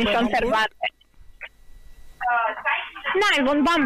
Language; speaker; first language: German; non-native, learner; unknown